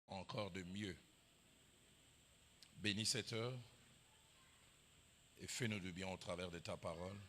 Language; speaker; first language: French; non-native, local second language; Lingala